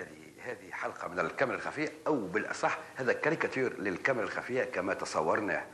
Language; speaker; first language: Arabic; native; Arabic